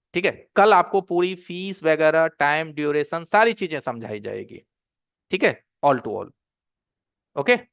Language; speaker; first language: Hindi; native; Hindi